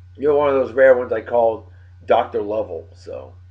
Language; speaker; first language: English; native; English